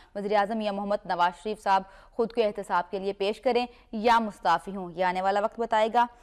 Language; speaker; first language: Urdu; native; Urdu